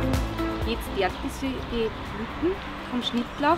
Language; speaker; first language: German; native; German